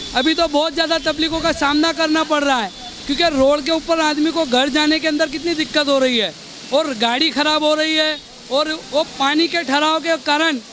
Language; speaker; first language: Hindi; non-native, local second language; Gujarati